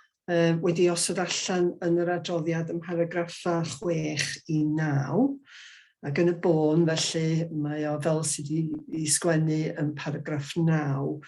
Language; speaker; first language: Welsh; native; Welsh